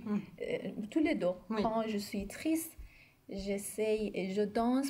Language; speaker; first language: French; non-native, fluent; Persian